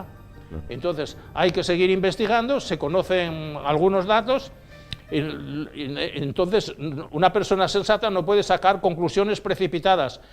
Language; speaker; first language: Spanish; native; Spanish